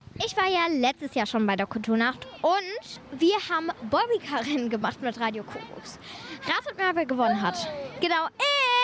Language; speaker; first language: German; native; German